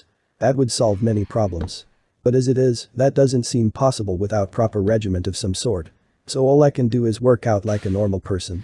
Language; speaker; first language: English; native; English